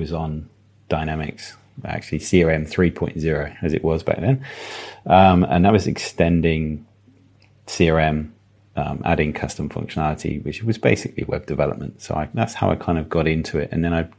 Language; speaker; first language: English; native; English